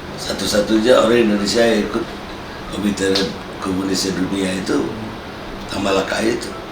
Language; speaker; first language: Indonesian; non-native, local second language; Minangkabau